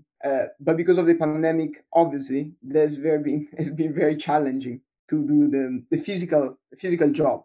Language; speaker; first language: English; non-native, fluent; Italian